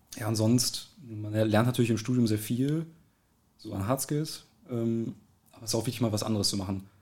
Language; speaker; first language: German; native; German